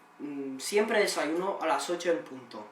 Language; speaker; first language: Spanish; non-native, learner; Polish